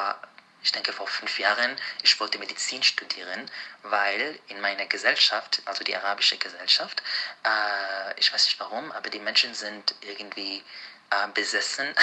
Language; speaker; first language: German; non-native, fluent; Arabic